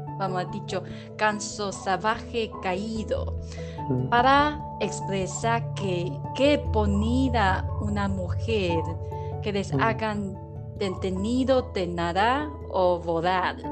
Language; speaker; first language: Spanish; non-native, learner; Chinese